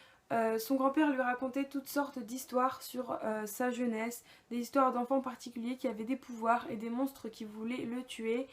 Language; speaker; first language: French; native; French